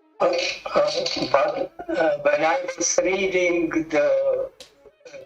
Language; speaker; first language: English; non-native, learner; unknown